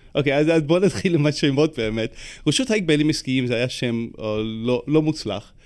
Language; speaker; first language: Hebrew; non-native, fluent; English